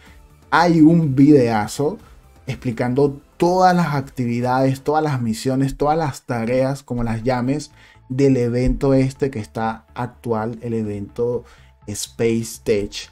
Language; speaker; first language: Spanish; native; Spanish